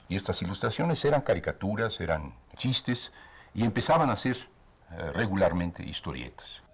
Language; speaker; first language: Spanish; native; Spanish